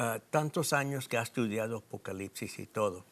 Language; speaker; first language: Spanish; non-native, fluent; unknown